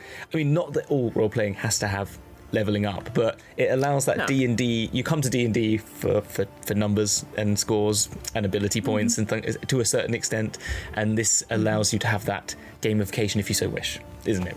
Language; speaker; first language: English; native; English